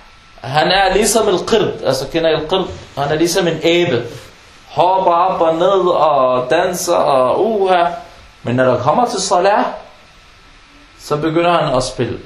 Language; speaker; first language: Danish; non-native, fluent; Arabic